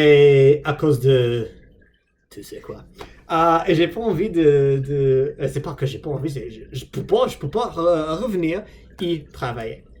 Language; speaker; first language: French; non-native, fluent; English